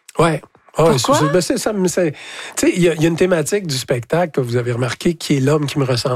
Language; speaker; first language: French; native; French